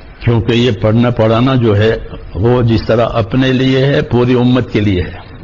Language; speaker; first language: Urdu; non-native, local second language; Gujarati